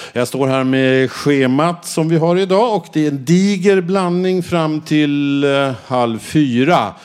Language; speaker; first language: Swedish; native; Swedish